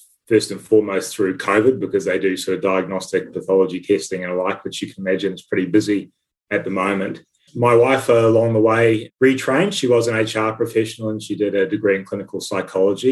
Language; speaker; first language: English; native; English